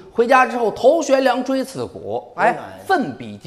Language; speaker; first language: Chinese; native; Chinese